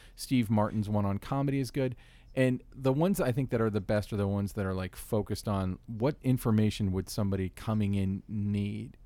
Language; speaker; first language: English; native; English